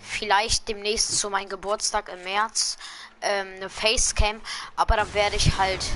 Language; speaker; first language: German; native; German